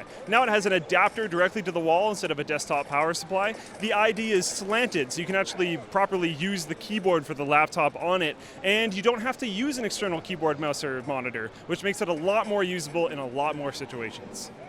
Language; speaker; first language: English; native; English